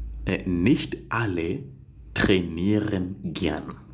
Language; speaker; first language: German; non-native, fluent; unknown